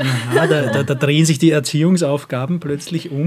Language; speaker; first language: German; native; German